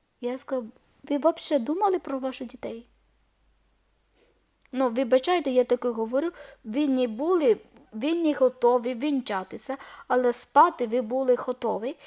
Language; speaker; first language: Ukrainian; non-native, learner; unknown